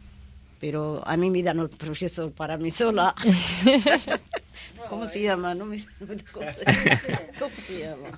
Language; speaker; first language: Spanish; non-native, learner; Arabic